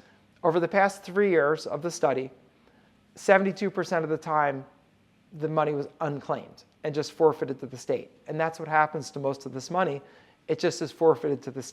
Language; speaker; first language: English; native; English